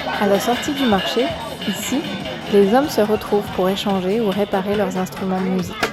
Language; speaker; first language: French; native; French